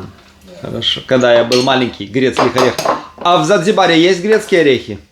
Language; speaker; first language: Russian; native; Russian